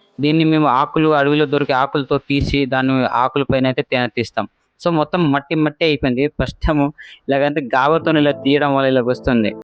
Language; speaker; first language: Telugu; non-native, local second language; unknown